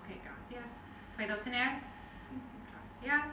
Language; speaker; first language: Spanish; non-native, learner; English